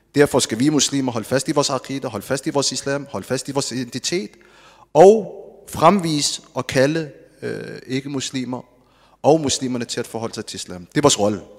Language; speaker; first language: Danish; non-native, fluent; Arabic